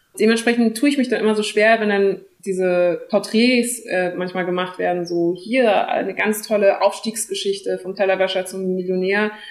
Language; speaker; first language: German; early bilingual, other home language; French